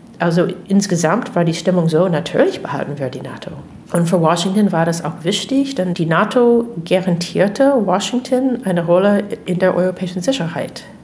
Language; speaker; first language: German; non-native, fluent; English